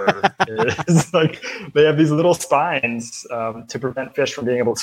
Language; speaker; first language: English; native; English